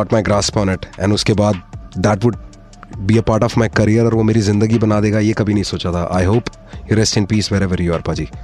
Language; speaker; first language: Hindi; native; Hindi